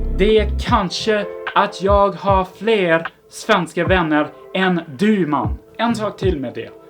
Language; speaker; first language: Swedish; non-native, fluent; English